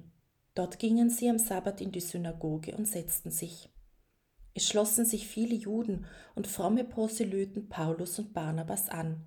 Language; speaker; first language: German; native; German